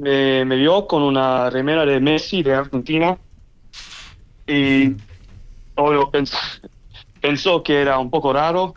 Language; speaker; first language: Spanish; early bilingual, heritage; English